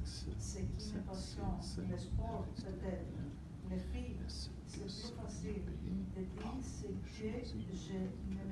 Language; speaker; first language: French; non-native, learner; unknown